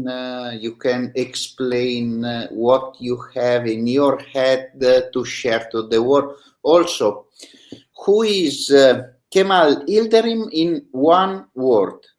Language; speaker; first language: English; non-native, learner; Italian